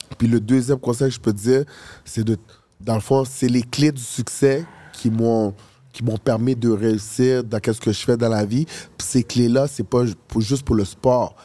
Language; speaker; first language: French; early bilingual, other home language; Haitian Creole